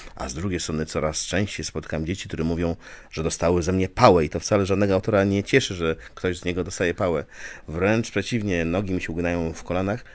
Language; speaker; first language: Polish; native; Polish